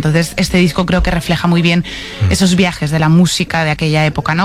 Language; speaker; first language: Spanish; native; Spanish